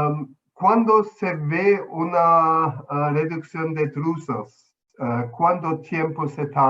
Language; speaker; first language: Spanish; non-native, fluent; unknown